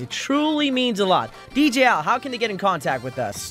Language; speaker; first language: English; native; English